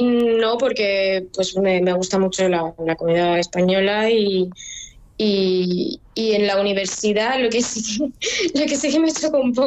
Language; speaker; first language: Spanish; non-native, fluent; French